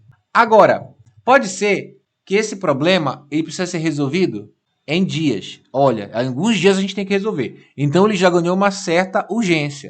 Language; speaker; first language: Portuguese; native; Portuguese